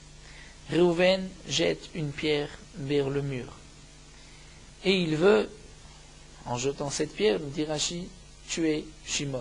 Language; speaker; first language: French; native; French